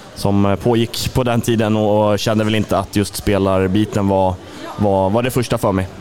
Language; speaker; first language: Swedish; native; Swedish